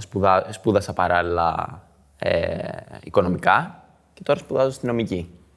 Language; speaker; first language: Greek; native; Greek